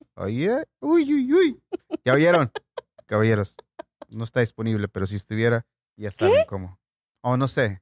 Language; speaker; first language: Spanish; native; Spanish